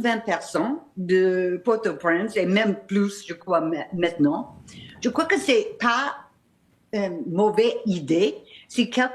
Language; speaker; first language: French; non-native, fluent; English